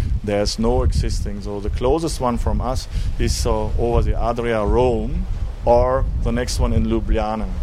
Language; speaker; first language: English; non-native, learner; German